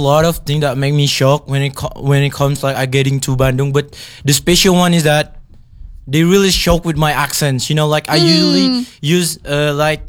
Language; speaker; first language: English; non-native, fluent; Indonesian